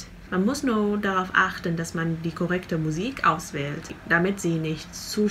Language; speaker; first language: German; non-native, fluent; Vietnamese